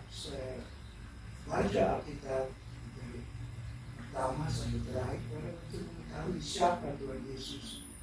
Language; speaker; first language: Indonesian; native; Indonesian